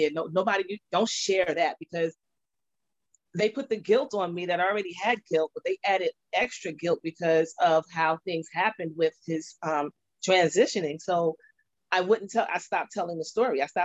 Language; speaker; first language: English; native; English